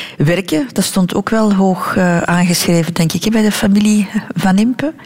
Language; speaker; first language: Dutch; native; Dutch